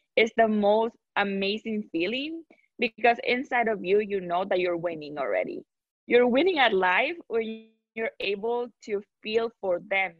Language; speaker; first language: English; non-native, fluent; Spanish